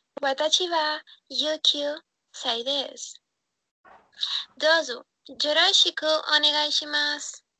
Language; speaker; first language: Japanese; non-native, learner; Spanish